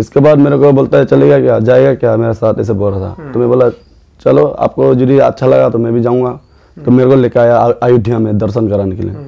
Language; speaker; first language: Hindi; non-native, local second language; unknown